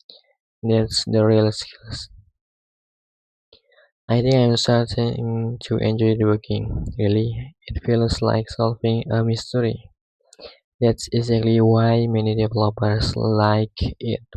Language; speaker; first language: English; non-native, learner; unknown